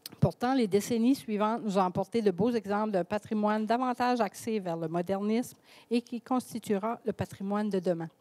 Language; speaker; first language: French; native; French